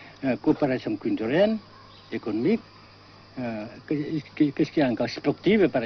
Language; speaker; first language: French; non-native, fluent; Vietnamese